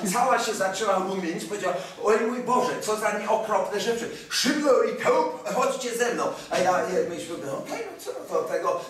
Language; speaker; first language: Polish; early bilingual, heritage; Polish